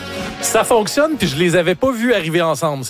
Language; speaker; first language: French; native; French